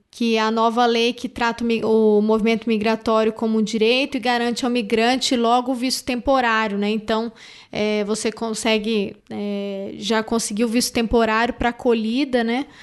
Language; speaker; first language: Portuguese; native; Portuguese